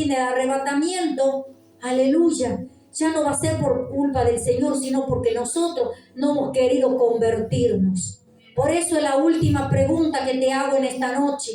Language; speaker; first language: Spanish; native; Spanish